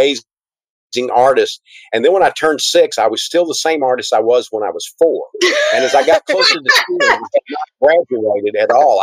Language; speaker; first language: English; native; English